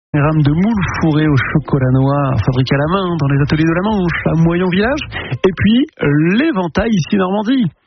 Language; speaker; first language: French; native; French